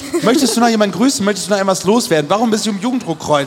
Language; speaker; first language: German; native; German